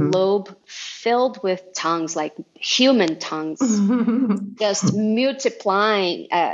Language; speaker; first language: English; non-native, fluent; Portuguese